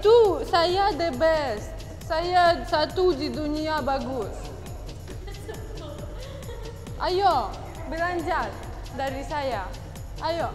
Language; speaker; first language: Indonesian; non-native, learner; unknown